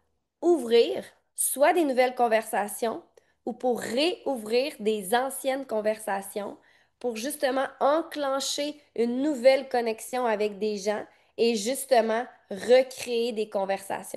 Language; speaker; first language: French; native; French